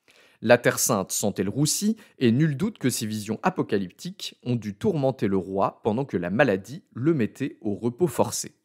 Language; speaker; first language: French; native; French